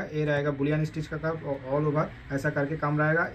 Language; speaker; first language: Hindi; non-native, local second language; Bangla